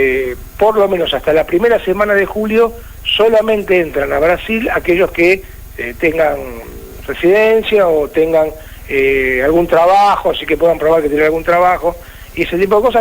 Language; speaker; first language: Spanish; native; Spanish